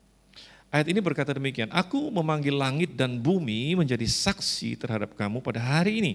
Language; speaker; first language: Indonesian; native; Indonesian